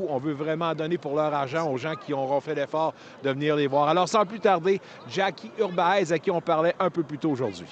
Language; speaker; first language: French; native; French